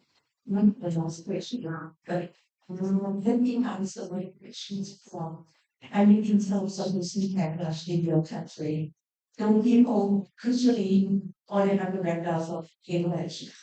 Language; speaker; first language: English; non-native, learner; Thai